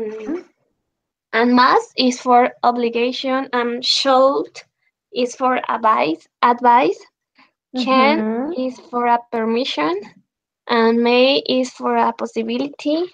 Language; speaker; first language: English; non-native, learner; Spanish